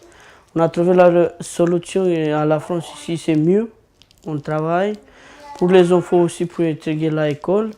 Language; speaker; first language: French; non-native, learner; Romanian